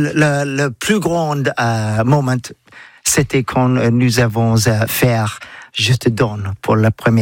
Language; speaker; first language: French; non-native, learner; English